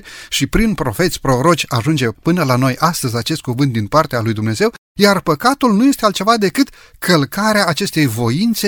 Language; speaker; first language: Romanian; native; Romanian